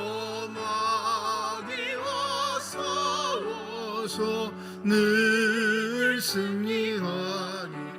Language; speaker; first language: Korean; native; Korean